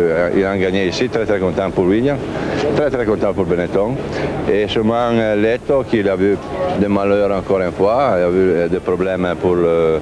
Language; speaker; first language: French; non-native, learner; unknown